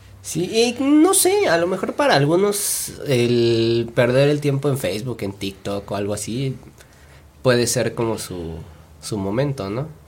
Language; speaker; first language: Spanish; native; Spanish